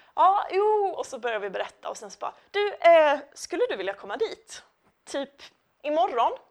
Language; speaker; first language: Swedish; native; Swedish